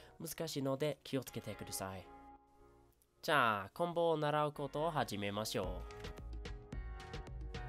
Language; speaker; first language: Japanese; non-native, learner; English